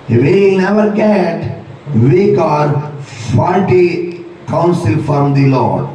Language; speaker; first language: English; non-native, local second language; Telugu